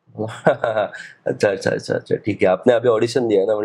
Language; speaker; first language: Hindi; non-native, local second language; Marathi